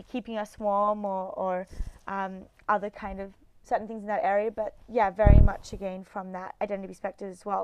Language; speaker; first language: English; native; English